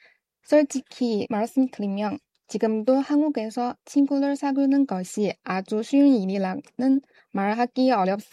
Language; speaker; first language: Korean; non-native, learner; Chinese